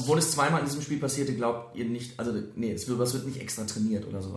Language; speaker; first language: German; native; German